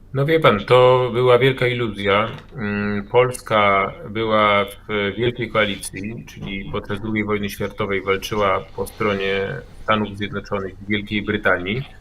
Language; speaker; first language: Polish; native; Polish